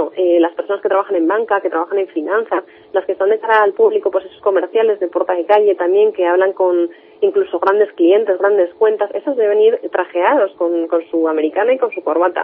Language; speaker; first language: Spanish; native; Spanish